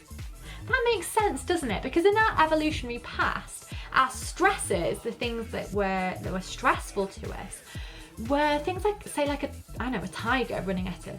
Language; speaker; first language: English; native; English